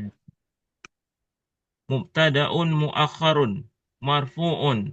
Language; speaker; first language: Arabic; non-native, learner; Indonesian